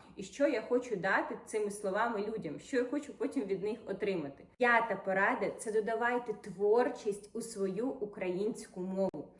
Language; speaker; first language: Ukrainian; non-native, local second language; Russian